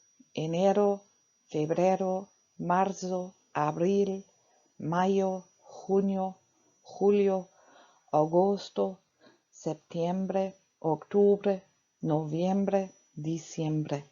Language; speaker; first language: Spanish; non-native, fluent; English